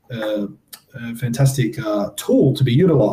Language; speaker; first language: English; native; English